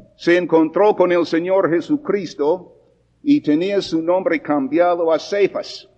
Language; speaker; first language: Spanish; non-native, fluent; English